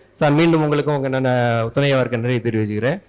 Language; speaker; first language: Tamil; native; Tamil